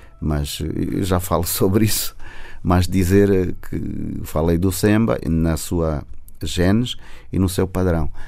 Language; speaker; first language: Portuguese; native; Portuguese